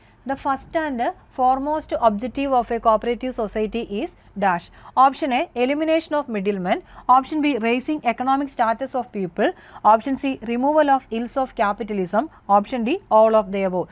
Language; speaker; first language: English; non-native, local second language; Malayalam